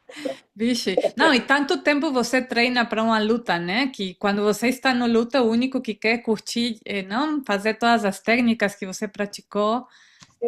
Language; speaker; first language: Portuguese; non-native, fluent; Spanish